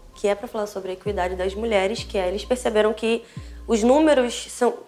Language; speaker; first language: Portuguese; native; Portuguese